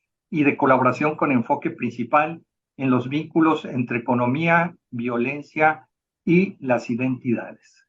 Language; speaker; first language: Spanish; native; Spanish